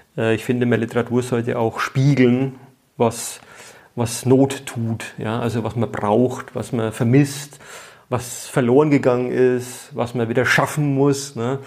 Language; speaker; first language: German; native; German